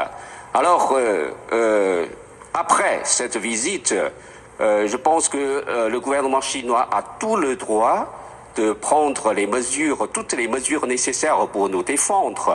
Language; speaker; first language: French; non-native, fluent; Chinese